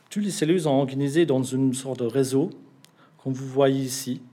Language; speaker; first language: French; non-native, fluent; English